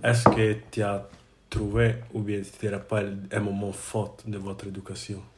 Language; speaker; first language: French; non-native, learner; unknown